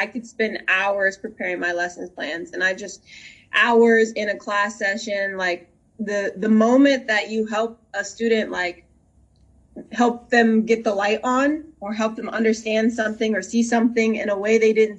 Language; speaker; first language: English; native; English